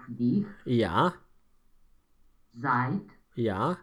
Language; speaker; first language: German; non-native, fluent; Romanian